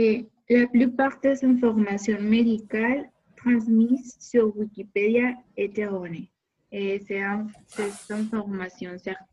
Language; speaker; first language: French; non-native, fluent; Spanish